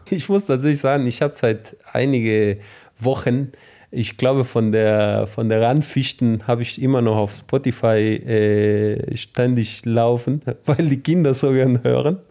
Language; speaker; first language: German; non-native, fluent; Spanish